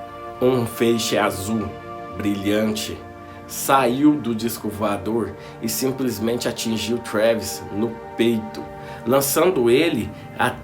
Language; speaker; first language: Portuguese; native; Portuguese